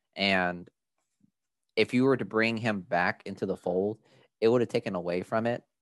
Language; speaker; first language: English; early bilingual, other home language; Spanish